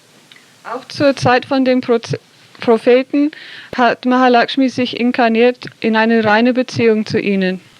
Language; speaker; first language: German; non-native, fluent; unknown